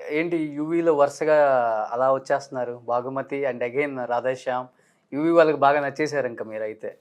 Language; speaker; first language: Telugu; native; Telugu